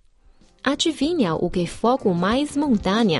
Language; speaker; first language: Portuguese; non-native, fluent; Chinese